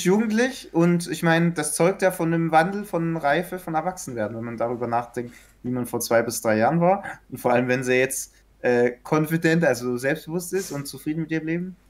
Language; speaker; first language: German; native; German